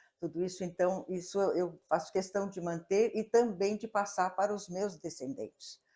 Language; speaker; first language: Portuguese; native; Portuguese